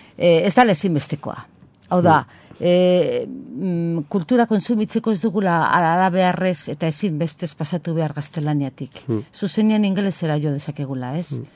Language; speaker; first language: Basque; non-native, local second language; Spanish